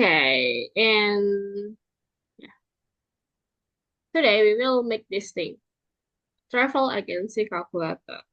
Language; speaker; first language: English; non-native, fluent; Indonesian